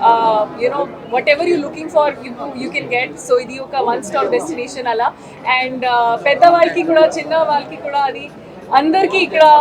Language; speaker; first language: Telugu; non-native, local second language; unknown